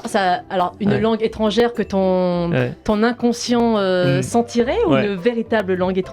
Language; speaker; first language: French; native; French